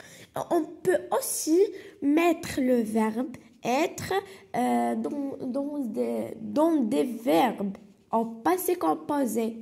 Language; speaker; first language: French; non-native, local second language; Arabic